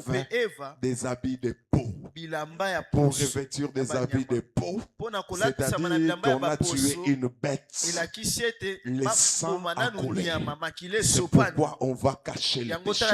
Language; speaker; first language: French; non-native, local second language; Lingala